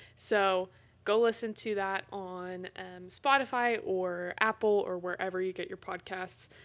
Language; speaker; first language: English; native; English